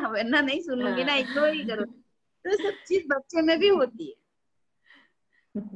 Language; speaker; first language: Hindi; non-native, local second language; Gujarati